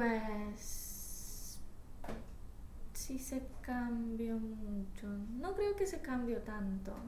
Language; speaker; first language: Spanish; non-native, fluent; Polish